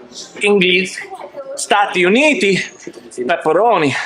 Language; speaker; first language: Italian; non-native, learner; English